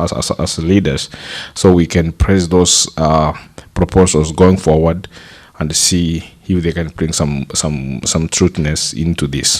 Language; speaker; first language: English; non-native, local second language; Gusii